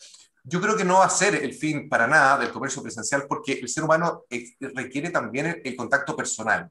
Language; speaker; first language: Spanish; native; Spanish